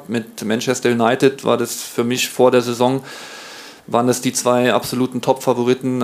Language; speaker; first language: German; native; German